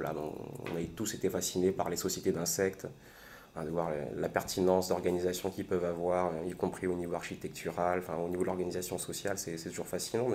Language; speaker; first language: French; native; French